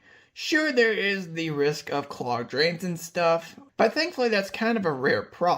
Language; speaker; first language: English; native; English